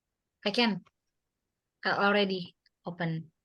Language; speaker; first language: English; non-native, learner; Indonesian